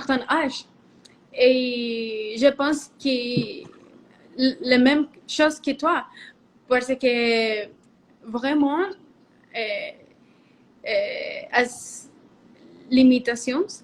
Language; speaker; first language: French; non-native, learner; Spanish